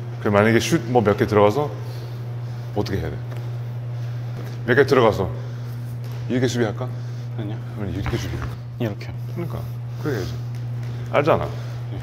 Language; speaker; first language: Korean; non-native, learner; English